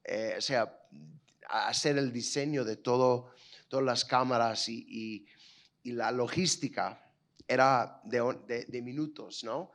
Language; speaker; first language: Spanish; non-native, fluent; English